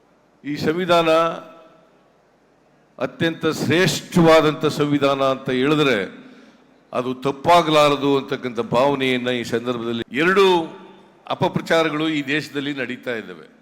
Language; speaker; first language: Kannada; native; Kannada